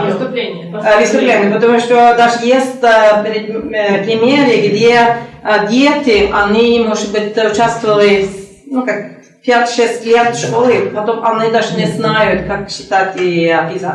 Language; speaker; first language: Russian; non-native, learner; Norwegian